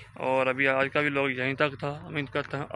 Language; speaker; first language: Hindi; non-native, local second language; Punjabi